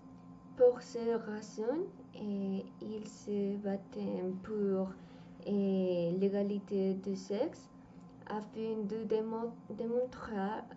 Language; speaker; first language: French; non-native, learner; Spanish